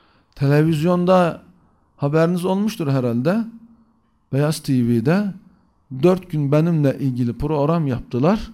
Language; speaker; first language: Turkish; native; Turkish